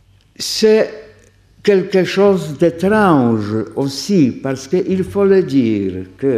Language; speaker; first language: French; non-native, fluent; Polish